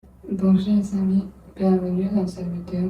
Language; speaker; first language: French; non-native, learner; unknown